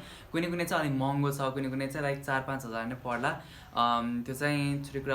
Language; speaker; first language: Nepali; native; Nepali